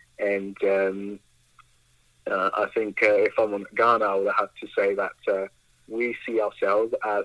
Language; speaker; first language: English; non-native, local second language; Akan